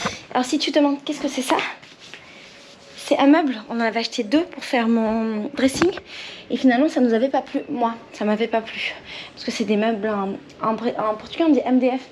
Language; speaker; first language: French; native; French